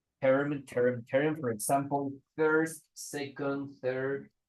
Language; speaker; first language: English; non-native, fluent; Spanish